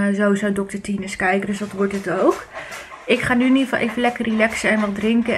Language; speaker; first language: Dutch; native; Dutch